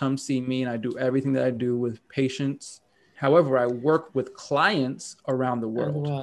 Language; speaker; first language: English; native; English